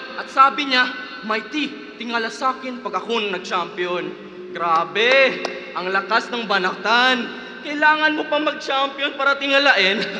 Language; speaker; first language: Filipino; non-native, local second language; Cebuano